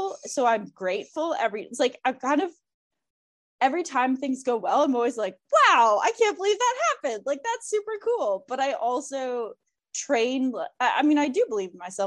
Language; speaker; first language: English; native; English